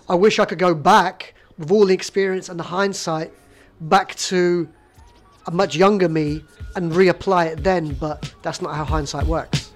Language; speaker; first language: English; native; English